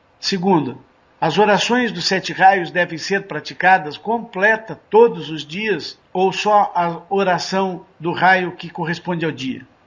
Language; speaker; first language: Portuguese; native; Portuguese